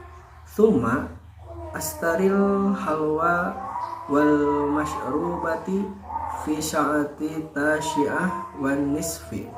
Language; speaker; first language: Arabic; non-native, fluent; Indonesian